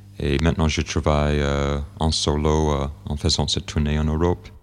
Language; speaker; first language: French; non-native, fluent; English